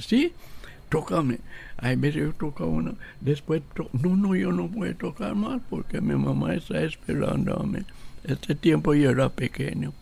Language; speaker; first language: Spanish; non-native, local second language; English